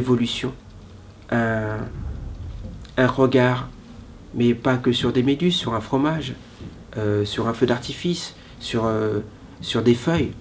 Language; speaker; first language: French; native; French